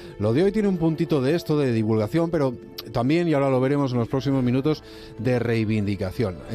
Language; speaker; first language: Spanish; native; Spanish